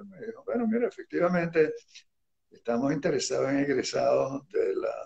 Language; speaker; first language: Spanish; early bilingual, other home language; Hebrew